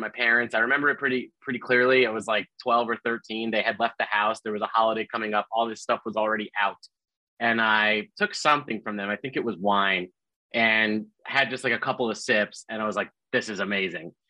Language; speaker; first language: English; native; English